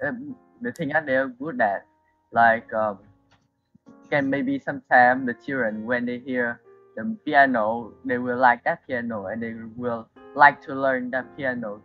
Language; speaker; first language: English; non-native, learner; Vietnamese